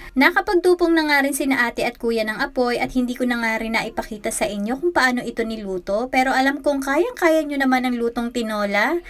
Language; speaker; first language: Filipino; native; Filipino